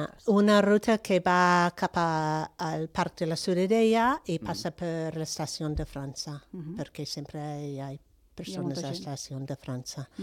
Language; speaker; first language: Catalan; non-native, fluent; English